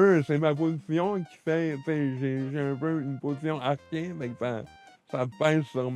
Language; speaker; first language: French; native; French